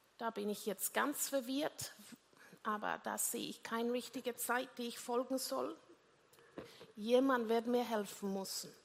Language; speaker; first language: German; non-native, fluent; English